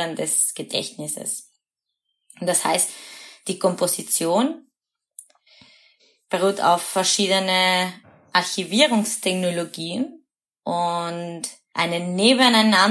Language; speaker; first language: German; non-native, fluent; Spanish